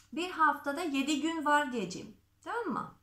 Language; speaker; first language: Turkish; non-native, fluent; Macedonian